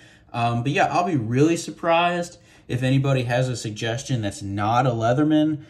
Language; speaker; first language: English; native; English